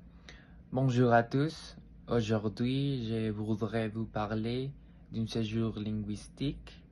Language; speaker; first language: French; non-native, fluent; Spanish